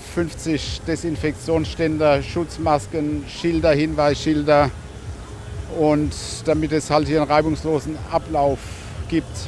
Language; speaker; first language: German; native; German